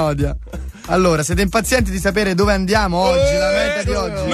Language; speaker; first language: Italian; native; Italian